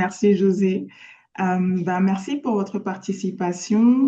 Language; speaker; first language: French; native; French